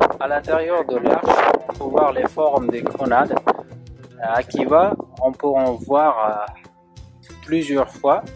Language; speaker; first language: French; non-native, fluent; Uzbek